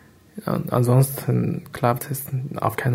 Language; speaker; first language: German; non-native, fluent; Chinese